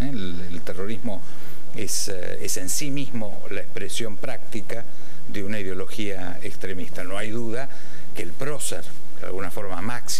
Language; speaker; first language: Spanish; native; Spanish